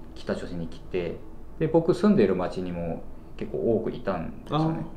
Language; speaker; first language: Japanese; non-native, fluent; Korean